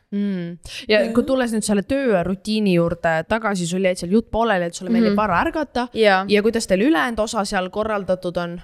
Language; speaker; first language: Estonian; native; Estonian